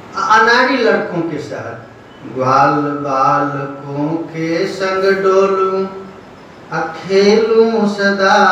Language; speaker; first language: Hindi; non-native, local second language; Bangla